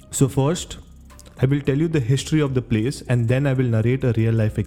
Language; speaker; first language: English; non-native, local second language; Konkani